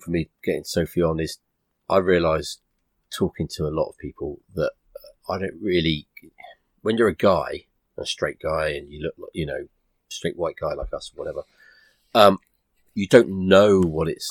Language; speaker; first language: English; native; English